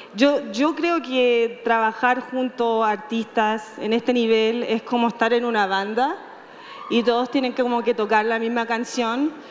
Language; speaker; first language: Spanish; native; Spanish